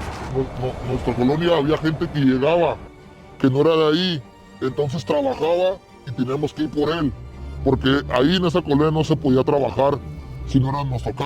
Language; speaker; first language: Spanish; native; Spanish